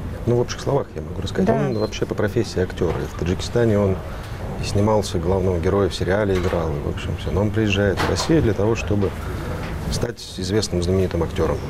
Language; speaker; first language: Russian; native; Russian